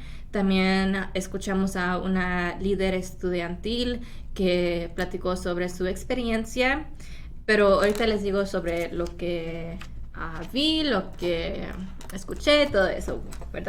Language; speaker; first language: Spanish; early bilingual, heritage; Spanish